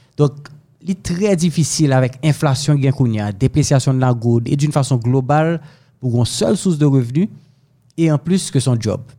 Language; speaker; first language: French; non-native, local second language; Haitian Creole